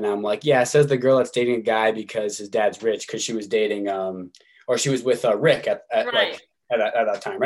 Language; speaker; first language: English; native; English